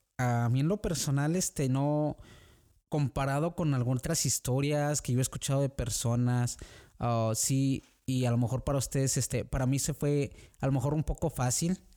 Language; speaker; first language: Spanish; native; Spanish